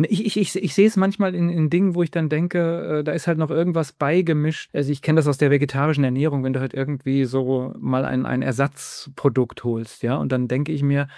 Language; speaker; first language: German; native; German